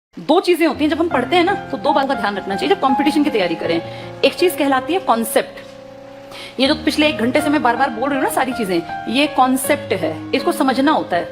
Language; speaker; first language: Hindi; native; Hindi